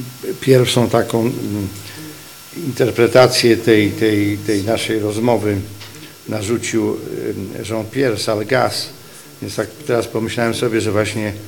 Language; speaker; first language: Polish; native; Polish